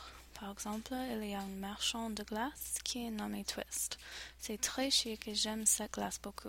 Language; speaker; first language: French; non-native, learner; English